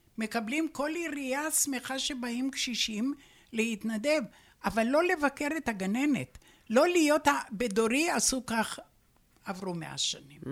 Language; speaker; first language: Hebrew; non-native, fluent; Romanian